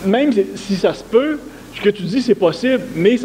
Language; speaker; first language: French; native; French